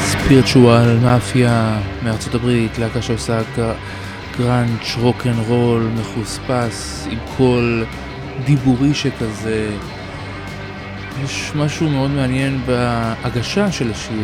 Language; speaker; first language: Hebrew; native; Hebrew